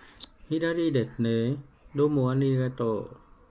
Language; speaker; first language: Japanese; non-native, learner; Vietnamese